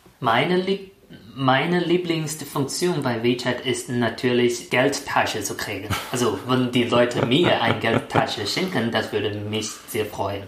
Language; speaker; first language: German; non-native, fluent; Chinese